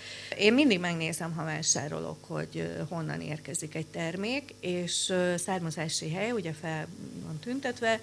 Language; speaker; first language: Hungarian; native; Hungarian